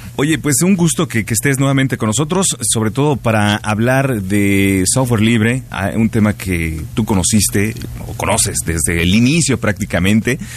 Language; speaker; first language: Spanish; native; Spanish